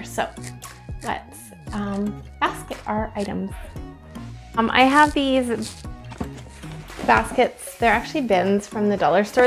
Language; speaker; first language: English; native; English